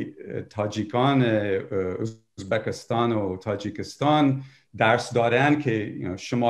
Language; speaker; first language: Persian; non-native, fluent; English